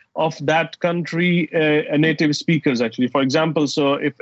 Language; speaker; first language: English; non-native, fluent; Arabic